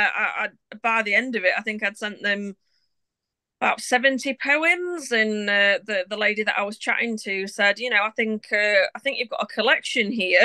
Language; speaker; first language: English; native; English